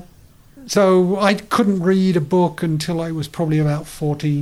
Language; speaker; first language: English; native; English